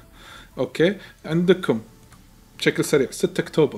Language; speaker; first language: Arabic; native; Arabic